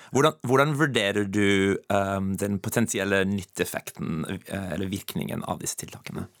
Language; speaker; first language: Norwegian; non-native, fluent; English